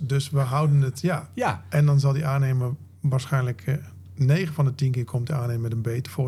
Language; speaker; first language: Dutch; native; Dutch